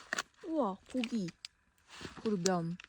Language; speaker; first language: Korean; native; Korean